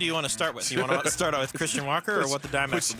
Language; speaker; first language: English; native; English